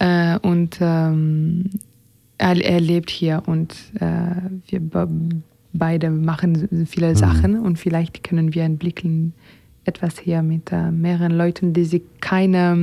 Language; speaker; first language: German; non-native, learner; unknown